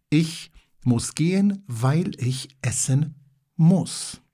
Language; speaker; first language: German; non-native, fluent; Polish